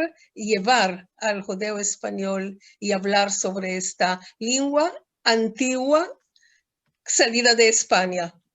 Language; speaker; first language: Spanish; non-native, fluent; Hebrew